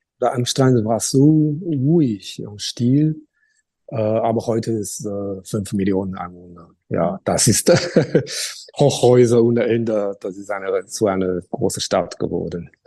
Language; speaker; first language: German; non-native, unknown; Chinese